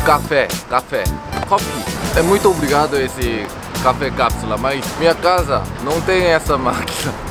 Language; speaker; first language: Portuguese; non-native, learner; Korean